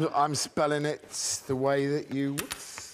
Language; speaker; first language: English; native; English